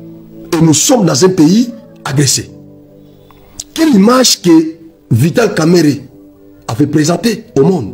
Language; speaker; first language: French; non-native, local second language; Lingala